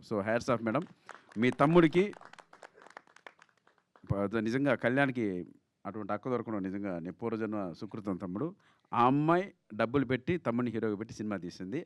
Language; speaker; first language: Telugu; native; Telugu